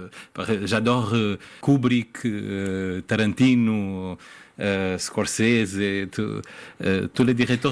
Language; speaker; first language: French; non-native, fluent; Portuguese